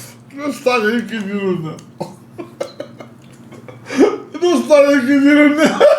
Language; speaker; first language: Arabic; native; Arabic